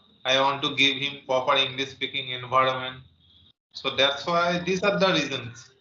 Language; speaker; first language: English; non-native, learner; Bangla